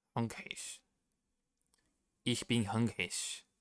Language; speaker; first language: German; non-native, learner; Portuguese